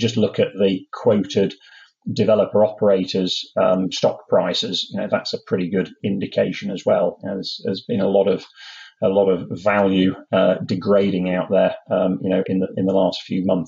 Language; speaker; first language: English; native; English